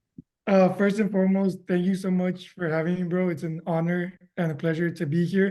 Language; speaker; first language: English; early bilingual, other home language; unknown